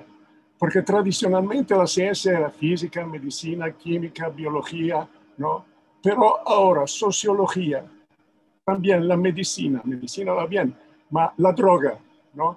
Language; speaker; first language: Spanish; non-native, fluent; Italian